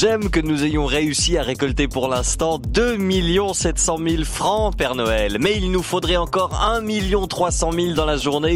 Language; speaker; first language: French; native; French